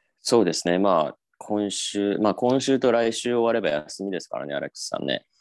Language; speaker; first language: Japanese; native; Japanese